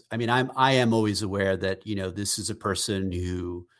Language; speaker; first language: English; native; English